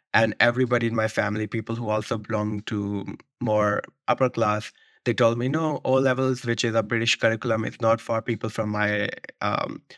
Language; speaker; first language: English; non-native, local second language; Urdu